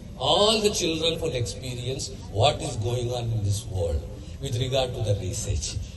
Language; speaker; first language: English; non-native, local second language; Telugu